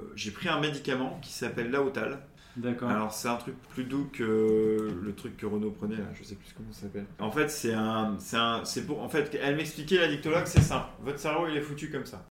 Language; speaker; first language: French; native; French